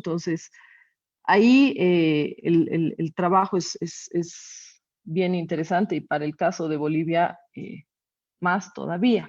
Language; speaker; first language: Spanish; native; Spanish